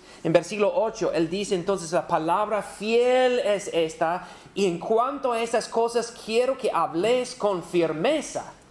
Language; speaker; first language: Spanish; non-native, fluent; English